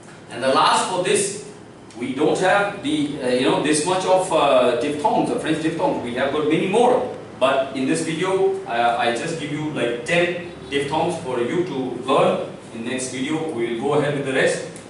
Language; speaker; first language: English; non-native, local second language; Hindi